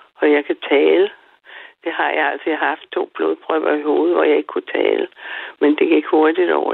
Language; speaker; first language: Danish; native; Danish